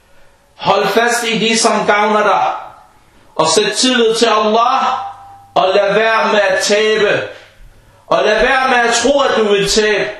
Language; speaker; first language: Danish; early bilingual, other home language; Arabic